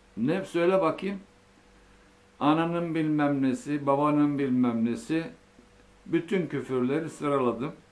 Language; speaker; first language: Turkish; early bilingual, other home language; Finnish